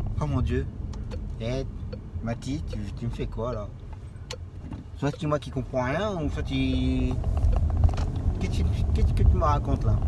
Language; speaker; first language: French; native; French